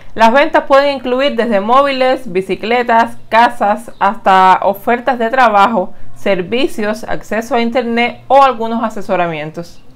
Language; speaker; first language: Spanish; native; Spanish